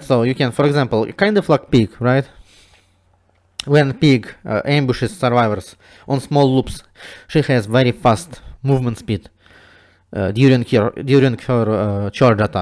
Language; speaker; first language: English; non-native, fluent; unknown